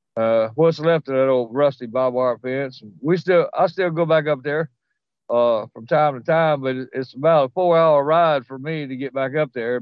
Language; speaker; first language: English; native; English